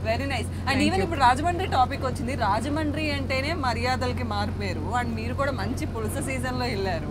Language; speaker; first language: Telugu; native; Telugu